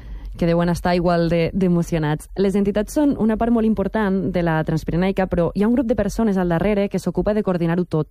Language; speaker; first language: Catalan; native; Catalan